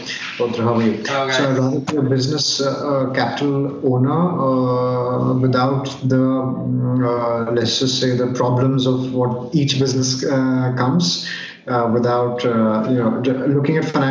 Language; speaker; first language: English; non-native, local second language; Hindi